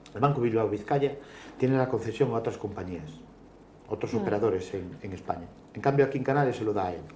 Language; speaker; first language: Spanish; native; Spanish